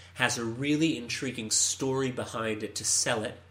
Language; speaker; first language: English; native; English